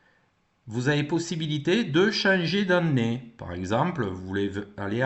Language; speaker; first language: French; native; French